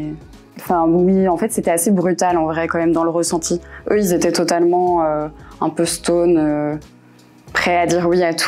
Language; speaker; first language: French; native; French